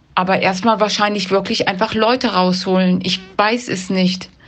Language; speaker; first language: German; early bilingual, other home language; Persian